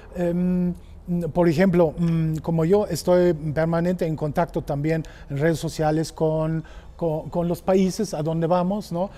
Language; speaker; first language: Spanish; non-native, fluent; German